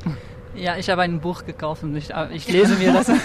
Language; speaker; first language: German; non-native, fluent; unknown